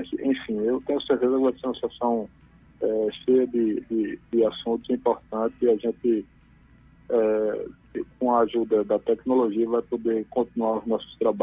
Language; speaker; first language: Portuguese; native; Portuguese